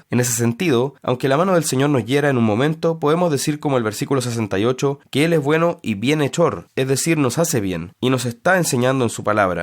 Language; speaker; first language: Spanish; native; Spanish